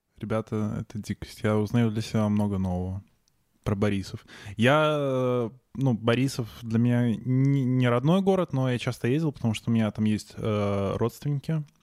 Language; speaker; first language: Russian; native; Russian